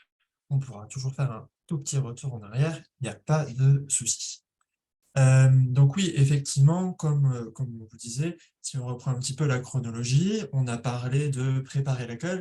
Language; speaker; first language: French; native; French